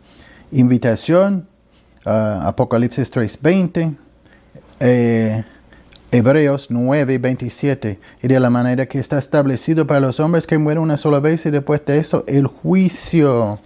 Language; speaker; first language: Spanish; non-native, learner; English